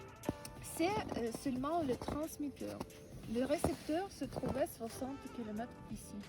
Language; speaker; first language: French; non-native, learner; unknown